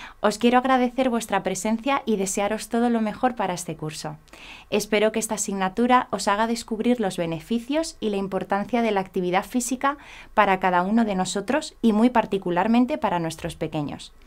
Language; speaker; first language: Spanish; native; Spanish